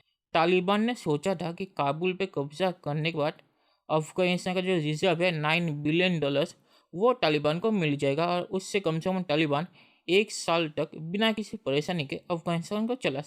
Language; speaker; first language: Hindi; native; Hindi